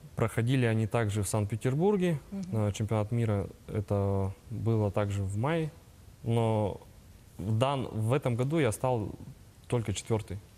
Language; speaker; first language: Russian; native; Russian